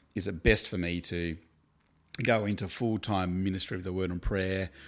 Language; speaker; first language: English; native; English